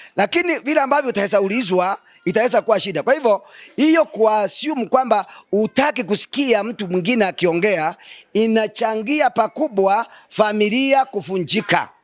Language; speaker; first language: Swahili; non-native, local second language; Gusii